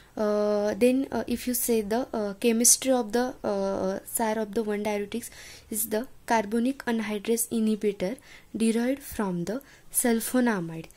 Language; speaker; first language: English; non-native, local second language; Marathi